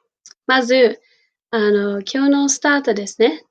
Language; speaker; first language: Japanese; non-native, fluent; English